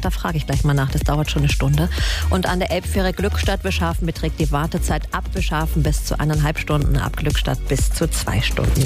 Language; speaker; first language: German; native; German